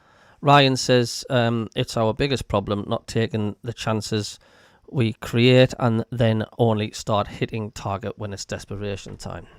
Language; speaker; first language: English; native; English